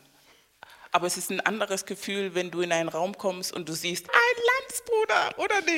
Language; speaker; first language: German; non-native, fluent; Spanish